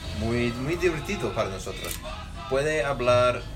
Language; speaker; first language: Spanish; non-native, learner; English